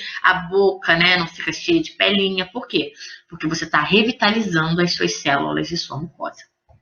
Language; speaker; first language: Portuguese; native; Portuguese